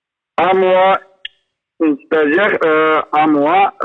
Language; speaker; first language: French; non-native, learner; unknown